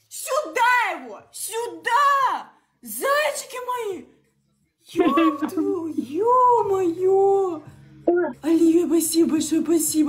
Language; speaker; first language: Russian; native; Russian